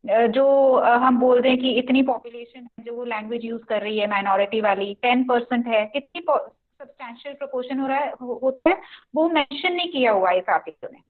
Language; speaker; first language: Hindi; non-native, local second language; Punjabi